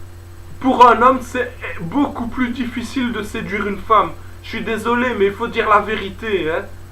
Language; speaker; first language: French; native; French